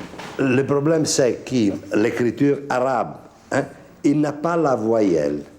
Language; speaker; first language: French; non-native, fluent; Italian